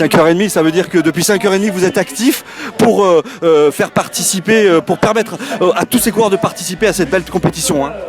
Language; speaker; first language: French; native; French